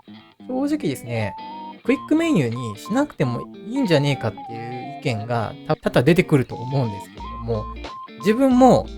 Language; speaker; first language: Japanese; native; Japanese